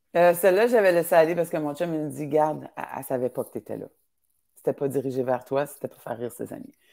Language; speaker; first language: French; native; French